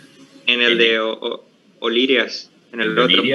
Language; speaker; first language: Spanish; native; Spanish